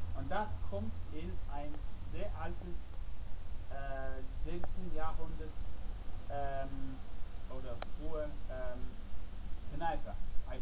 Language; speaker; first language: German; non-native, learner; English